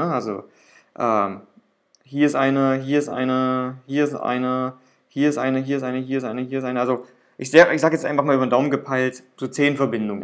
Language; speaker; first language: German; native; German